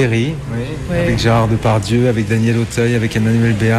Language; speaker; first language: French; native; French